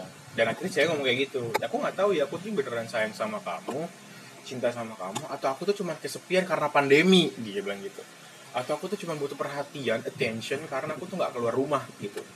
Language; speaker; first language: Indonesian; native; Indonesian